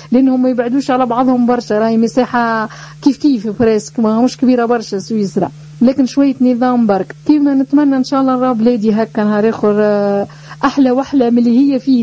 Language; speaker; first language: Arabic; native; Arabic